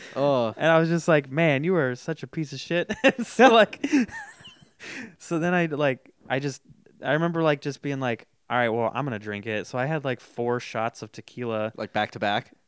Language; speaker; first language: English; native; English